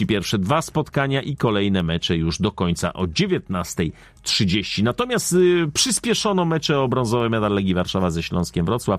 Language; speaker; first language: Polish; native; Polish